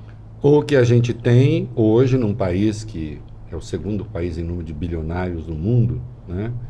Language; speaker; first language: Portuguese; native; Portuguese